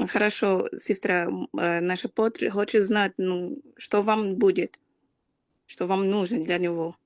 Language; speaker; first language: Russian; non-native, learner; Portuguese